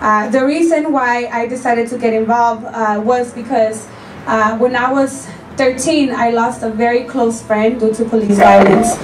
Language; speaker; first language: English; early bilingual, other home language; Spanish